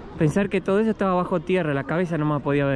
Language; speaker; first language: Spanish; native; Spanish